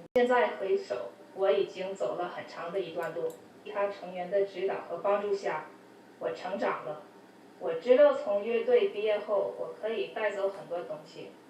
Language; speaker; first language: Chinese; early bilingual, other home language; English